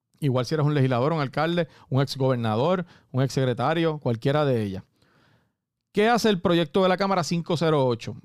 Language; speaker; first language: Spanish; native; Spanish